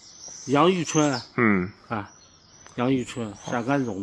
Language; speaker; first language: Chinese; native; Chinese